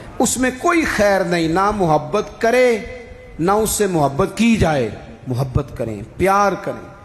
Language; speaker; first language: Urdu; non-native, local second language; Punjabi